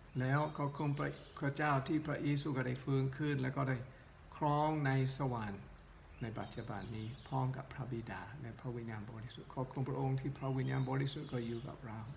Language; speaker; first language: Thai; non-native, local second language; Northeastern Thai